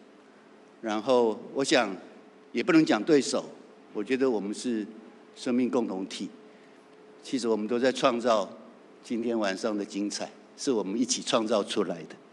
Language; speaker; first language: Chinese; native; Chinese